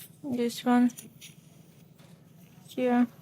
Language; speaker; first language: English; non-native, learner; Ukrainian